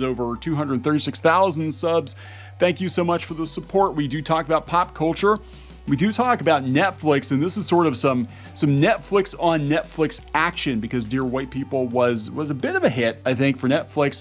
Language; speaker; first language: English; native; English